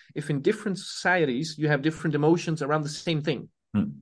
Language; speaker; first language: English; non-native, fluent; Serbian